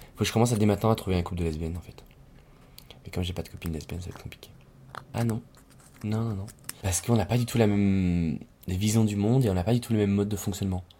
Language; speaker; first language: French; native; French